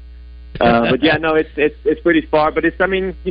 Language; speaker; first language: English; non-native, fluent; Dutch